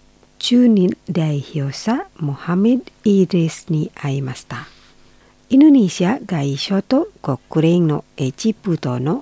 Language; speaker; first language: Japanese; non-native, fluent; Indonesian